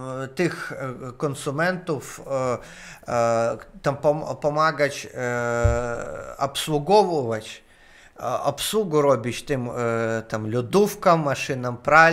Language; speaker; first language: Polish; non-native, learner; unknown